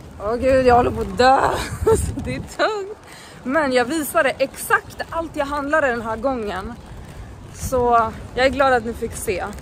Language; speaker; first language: Swedish; native; Swedish